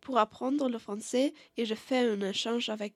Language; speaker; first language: French; non-native, learner; German